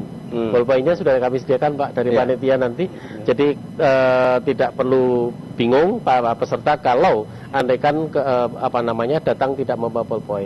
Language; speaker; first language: Indonesian; native; Indonesian